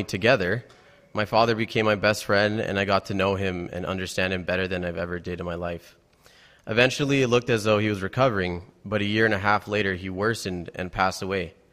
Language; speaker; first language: English; native; English